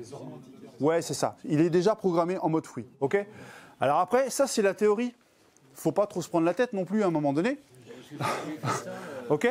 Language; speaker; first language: French; native; French